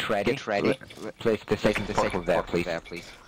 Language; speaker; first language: English; non-native, learner; German